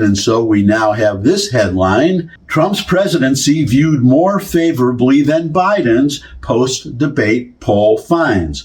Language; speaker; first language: English; native; English